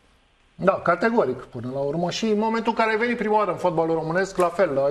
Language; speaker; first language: Romanian; native; Romanian